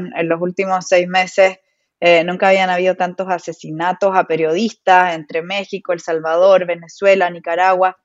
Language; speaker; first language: Spanish; native; Spanish